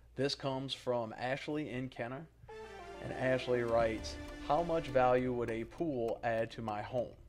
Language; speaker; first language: English; native; English